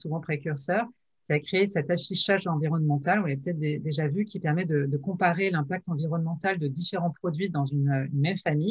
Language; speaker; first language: French; native; French